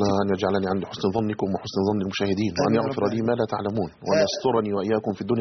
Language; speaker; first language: Arabic; native; Arabic